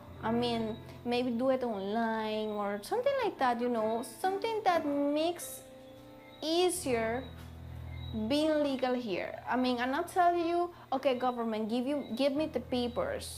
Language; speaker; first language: English; non-native, fluent; Spanish